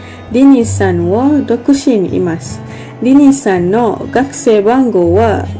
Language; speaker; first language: Japanese; non-native, learner; Malay